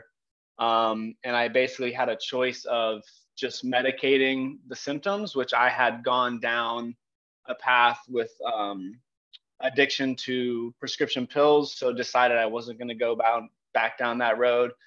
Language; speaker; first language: English; native; English